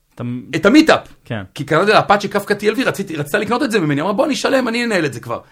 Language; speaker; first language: Hebrew; native; Hebrew